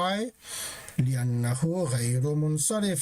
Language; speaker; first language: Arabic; non-native, fluent; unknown